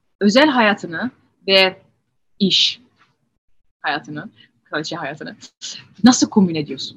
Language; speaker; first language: Turkish; early bilingual, heritage; Turkish